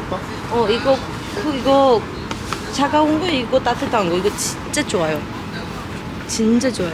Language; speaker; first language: Korean; non-native, fluent; Turkish